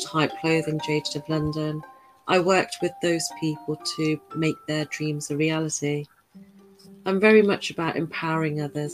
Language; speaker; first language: English; native; English